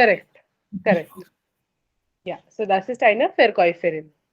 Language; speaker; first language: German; non-native, fluent; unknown